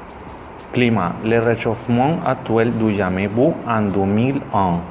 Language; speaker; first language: French; non-native, fluent; Spanish